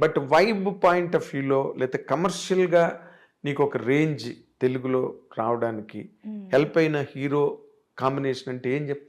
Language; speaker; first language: Telugu; native; Telugu